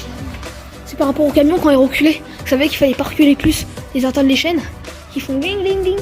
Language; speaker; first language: French; native; French